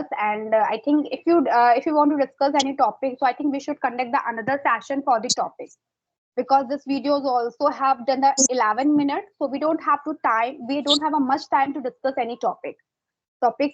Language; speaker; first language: English; non-native, fluent; Hindi